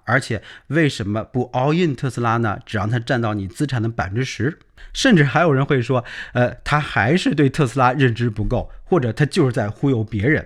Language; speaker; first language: Chinese; native; Chinese